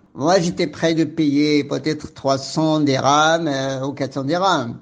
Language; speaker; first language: French; non-native, local second language; Arabic